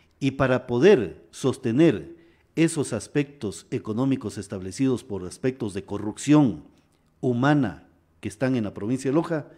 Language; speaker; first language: Spanish; native; Spanish